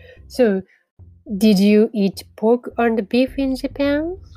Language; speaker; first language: English; non-native, learner; Japanese